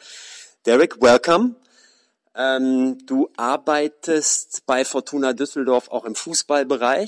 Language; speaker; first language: German; native; German